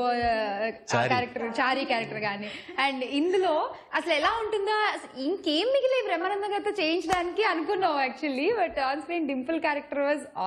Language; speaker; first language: Telugu; native; Telugu